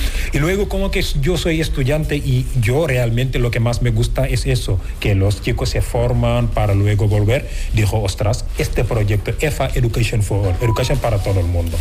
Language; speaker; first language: Spanish; non-native, fluent; Wolof